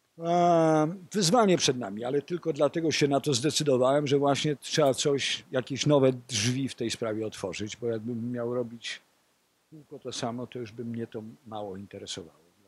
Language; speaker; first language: Polish; native; Polish